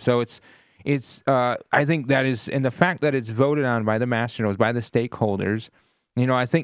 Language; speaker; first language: English; native; English